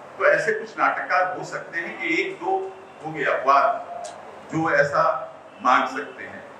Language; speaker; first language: Hindi; native; Hindi